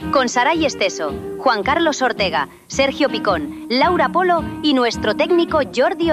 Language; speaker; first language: Spanish; native; Spanish